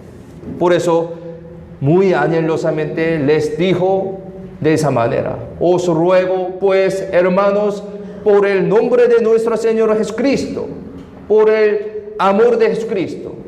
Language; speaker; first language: Spanish; non-native, fluent; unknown